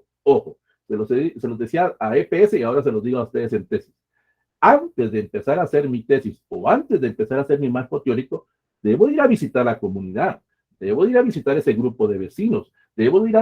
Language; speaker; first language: Spanish; native; Spanish